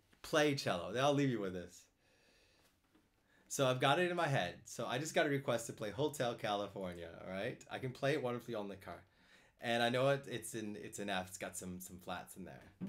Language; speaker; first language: English; native; English